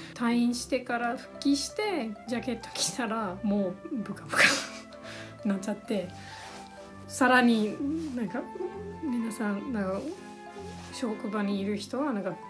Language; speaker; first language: Japanese; non-native, fluent; English